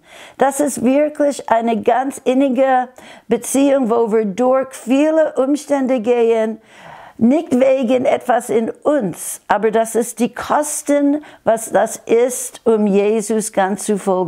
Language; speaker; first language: German; non-native, fluent; English